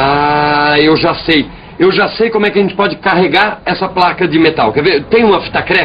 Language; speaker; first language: Portuguese; native; Portuguese